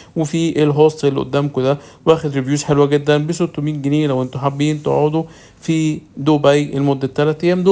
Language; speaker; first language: Arabic; native; Arabic